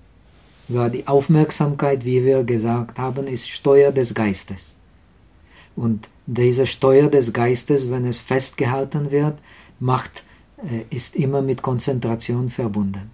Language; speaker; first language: German; non-native, fluent; Czech